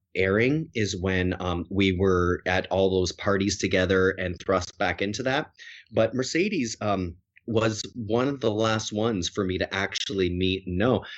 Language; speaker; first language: English; native; English